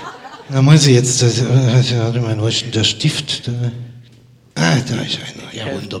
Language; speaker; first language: German; native; German